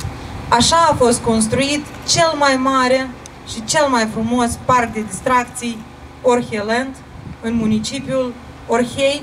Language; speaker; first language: Romanian; non-native, local second language; Russian